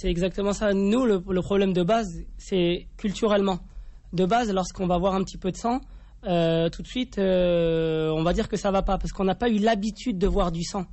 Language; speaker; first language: French; native; French